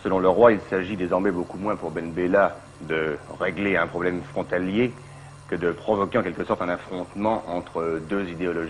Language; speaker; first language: French; native; French